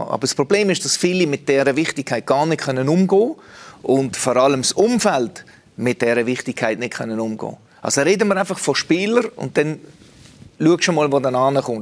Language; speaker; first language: German; native; German